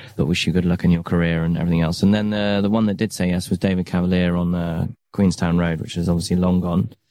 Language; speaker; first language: English; native; English